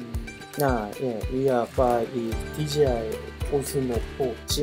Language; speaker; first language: English; non-native, learner; Korean